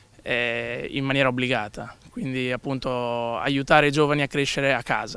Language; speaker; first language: Italian; native; Italian